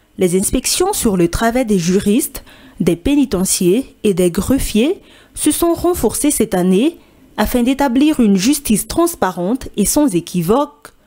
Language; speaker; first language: French; non-native, local second language; Malagasy